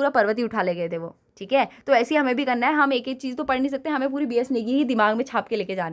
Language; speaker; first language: Hindi; native; Hindi